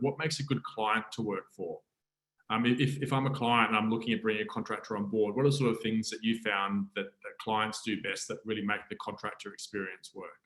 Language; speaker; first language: English; native; English